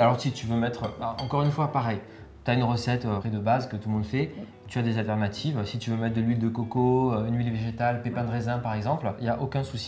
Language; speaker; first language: French; native; French